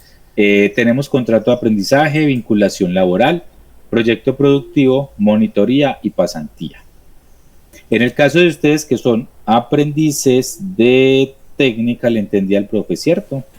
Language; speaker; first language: Spanish; native; Spanish